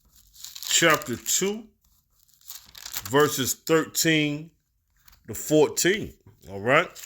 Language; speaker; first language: English; native; English